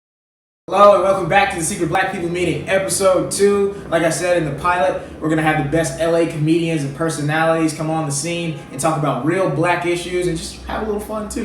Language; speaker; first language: English; native; English